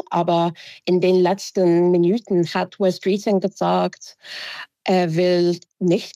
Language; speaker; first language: German; non-native, fluent; English